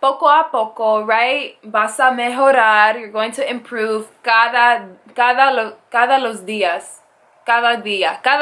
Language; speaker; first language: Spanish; non-native, fluent; English